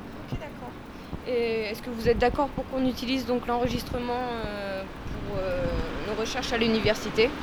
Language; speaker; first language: French; native; French